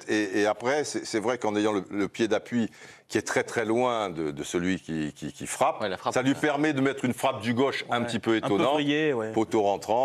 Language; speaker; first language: French; native; French